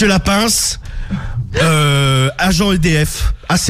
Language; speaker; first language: French; native; French